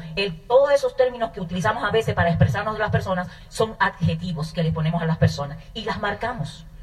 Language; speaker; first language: Spanish; native; Spanish